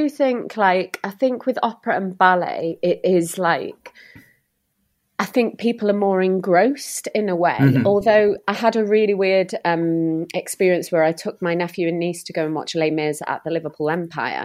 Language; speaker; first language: English; native; English